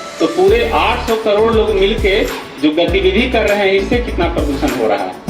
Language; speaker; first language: Hindi; native; Hindi